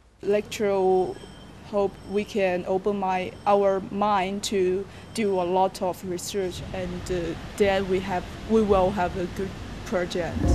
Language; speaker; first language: English; non-native, learner; Chinese